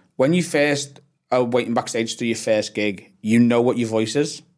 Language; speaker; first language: English; native; English